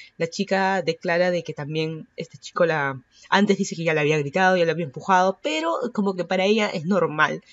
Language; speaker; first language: Spanish; native; Spanish